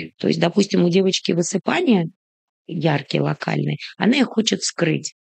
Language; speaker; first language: Russian; native; Russian